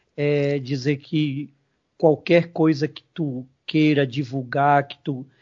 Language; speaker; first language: Portuguese; native; Portuguese